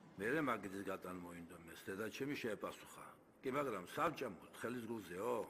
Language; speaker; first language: Georgian; native; Georgian